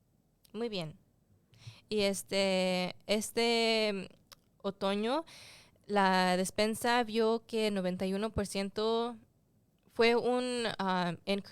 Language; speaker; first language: Spanish; early bilingual, heritage; Spanish